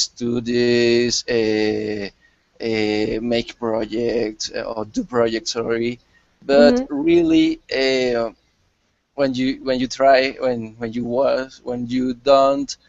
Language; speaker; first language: English; non-native, learner; Spanish